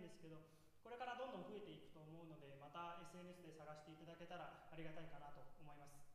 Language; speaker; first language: Japanese; native; Japanese